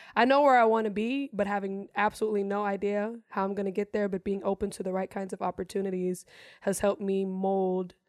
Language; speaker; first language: English; non-native, fluent; German